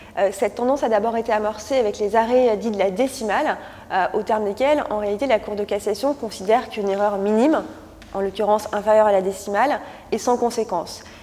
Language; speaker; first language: French; native; French